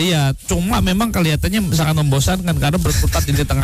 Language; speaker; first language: Indonesian; native; Indonesian